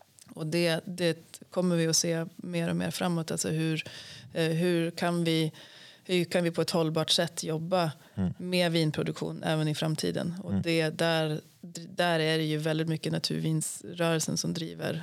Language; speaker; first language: Swedish; native; Swedish